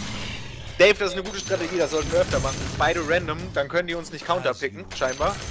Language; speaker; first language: German; native; German